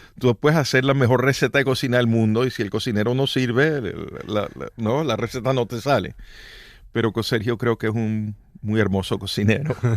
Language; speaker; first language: Spanish; native; Spanish